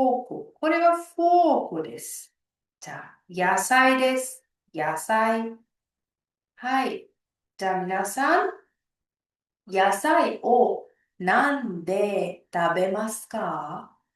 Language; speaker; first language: Japanese; non-native, fluent; Uzbek